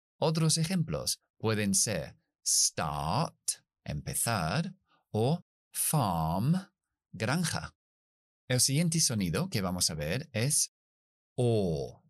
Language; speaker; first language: Spanish; non-native, fluent; English